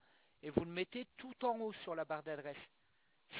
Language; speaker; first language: French; native; French